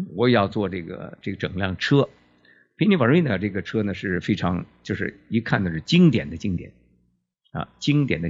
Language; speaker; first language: Chinese; native; Chinese